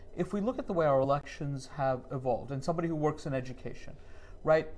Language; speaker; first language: English; native; English